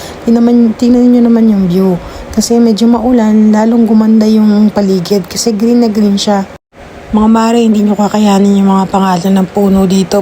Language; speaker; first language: Filipino; native; Filipino